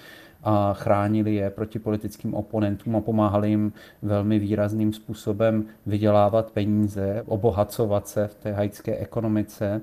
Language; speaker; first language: Czech; native; Czech